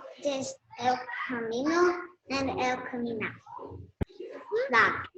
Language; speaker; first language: Spanish; non-native, learner; English